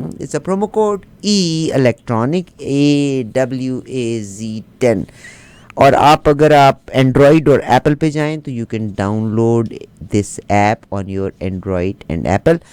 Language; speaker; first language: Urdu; non-native, local second language; Punjabi